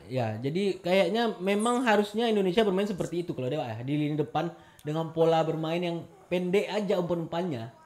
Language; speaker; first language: Indonesian; non-native, local second language; Minangkabau